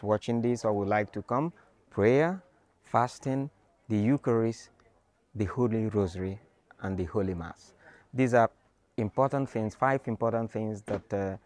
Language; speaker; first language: English; non-native, local second language; Igbo